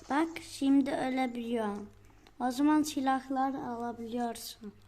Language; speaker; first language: Turkish; early bilingual, heritage; Turkish